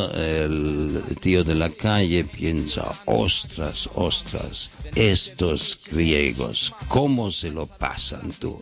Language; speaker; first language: Spanish; non-native, fluent; German